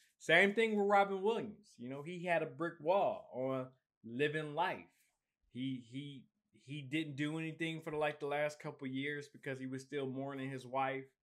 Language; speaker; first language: English; native; English